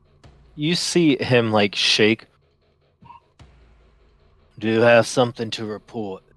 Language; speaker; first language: English; native; English